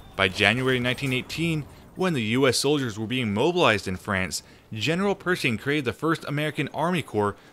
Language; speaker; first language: English; native; English